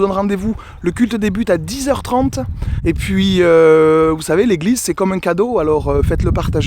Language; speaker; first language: French; native; French